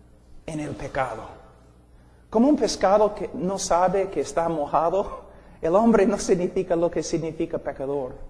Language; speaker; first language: Spanish; non-native, fluent; English